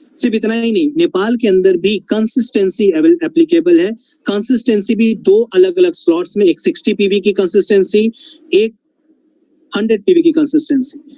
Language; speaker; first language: Hindi; non-native, local second language; Bangla